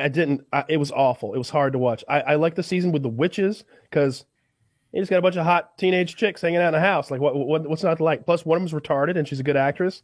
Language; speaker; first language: English; native; English